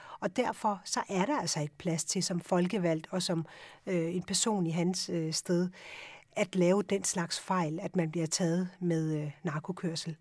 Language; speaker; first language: Danish; early bilingual, other home language; Urdu